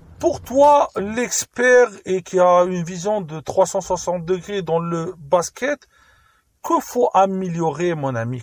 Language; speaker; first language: French; non-native, local second language; Arabic